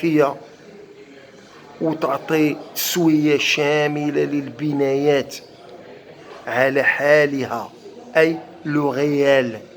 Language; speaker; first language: Arabic; native; Arabic